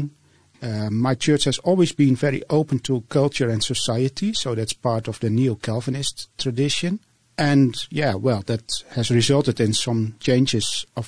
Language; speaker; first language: English; non-native, fluent; Dutch